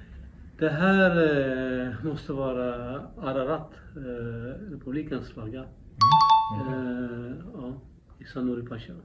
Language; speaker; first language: Swedish; non-native, local second language; Kurdish